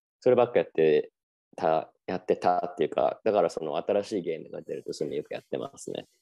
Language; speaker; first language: Japanese; native; Japanese